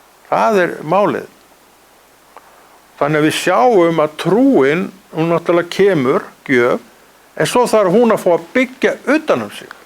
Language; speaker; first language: Icelandic; native; Icelandic